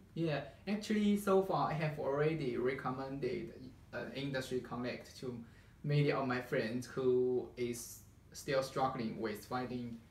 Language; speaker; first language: English; non-native, fluent; Chinese